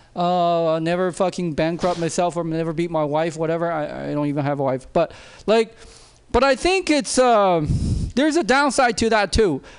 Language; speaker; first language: English; non-native, fluent; Chinese